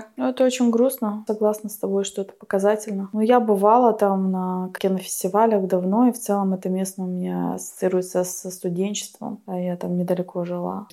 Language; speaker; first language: Russian; native; Russian